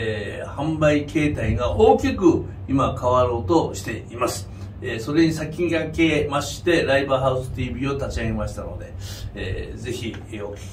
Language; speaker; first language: Japanese; native; Japanese